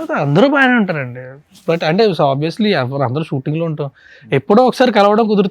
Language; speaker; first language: Telugu; native; Telugu